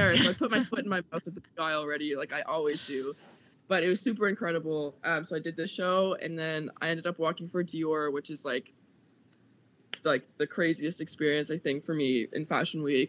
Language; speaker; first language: English; native; English